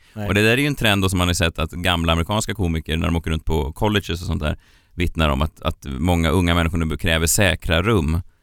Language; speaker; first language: Swedish; native; Swedish